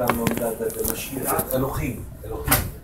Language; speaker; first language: Hebrew; non-native, learner; Russian